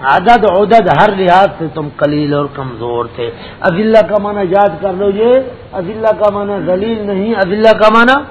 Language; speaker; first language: Urdu; non-native, local second language; Punjabi